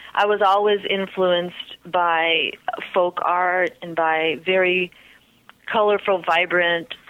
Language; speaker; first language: English; early bilingual, other home language; Spanish